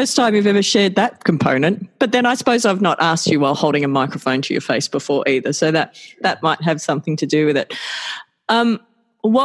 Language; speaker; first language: English; native; English